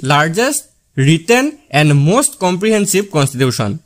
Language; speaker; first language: English; non-native, local second language; Assamese